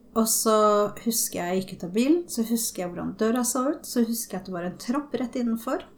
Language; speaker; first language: Norwegian; early bilingual, other home language; Spanish